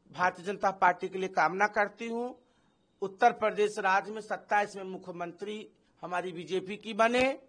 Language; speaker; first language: Hindi; native; Hindi